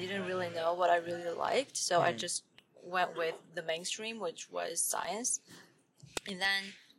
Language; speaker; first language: English; non-native, fluent; Chinese